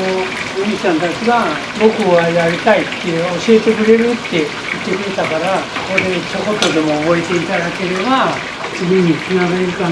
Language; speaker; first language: Japanese; native; Japanese